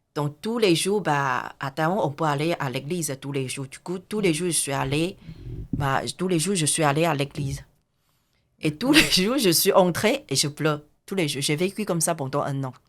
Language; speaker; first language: French; non-native, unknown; Chinese